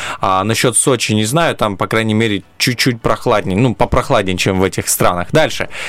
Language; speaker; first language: Russian; non-native, local second language; Romanian